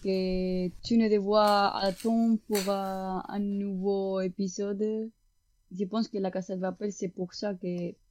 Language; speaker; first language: French; non-native, fluent; Spanish